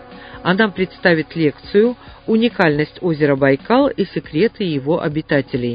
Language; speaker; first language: Russian; native; Russian